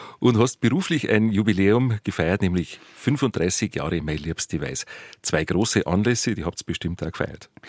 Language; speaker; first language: German; native; German